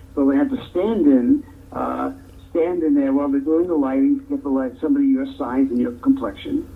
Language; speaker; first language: English; native; English